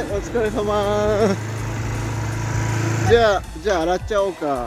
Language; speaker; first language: Japanese; native; Japanese